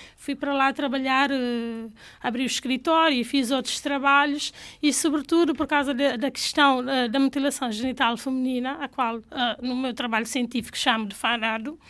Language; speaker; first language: Portuguese; non-native, fluent; Fula